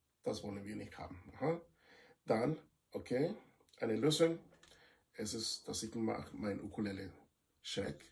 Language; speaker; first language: German; non-native, fluent; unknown